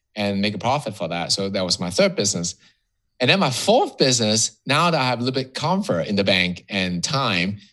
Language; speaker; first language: English; non-native, local second language; Cantonese